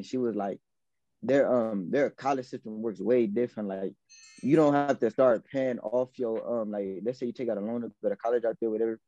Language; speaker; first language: English; native; English